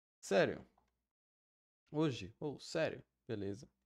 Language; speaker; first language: Portuguese; native; Portuguese